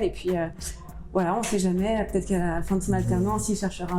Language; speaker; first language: French; native; French